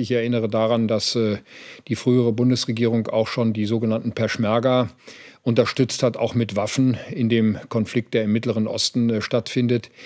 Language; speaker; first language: German; native; German